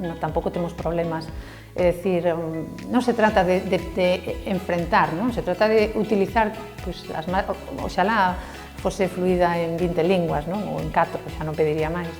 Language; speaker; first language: Galician; native; Galician